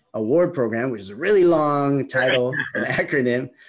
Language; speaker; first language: English; native; English